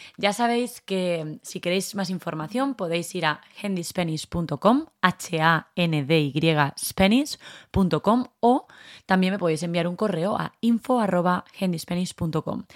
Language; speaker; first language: Spanish; native; Spanish